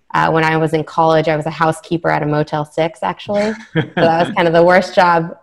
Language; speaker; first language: English; native; English